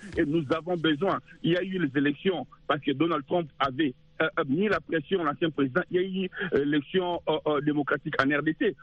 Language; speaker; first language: French; non-native, local second language; Lingala